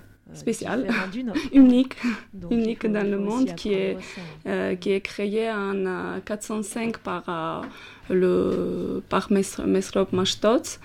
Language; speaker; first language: French; non-native, fluent; Armenian